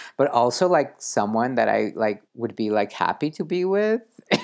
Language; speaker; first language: English; non-native, fluent; Spanish